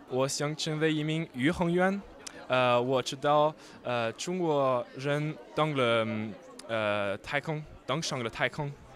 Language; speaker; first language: Chinese; non-native, learner; French